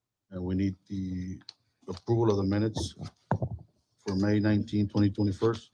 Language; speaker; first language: English; native; English